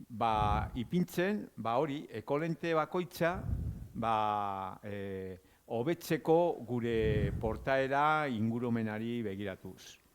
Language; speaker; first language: Basque; non-native, local second language; Spanish